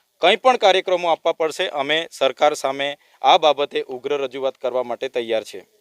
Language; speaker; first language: Gujarati; native; Gujarati